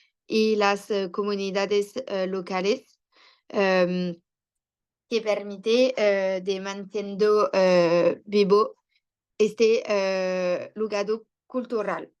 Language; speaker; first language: Spanish; non-native, learner; French